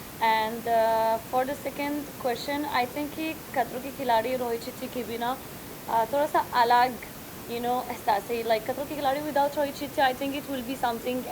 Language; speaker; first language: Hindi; non-native, learner; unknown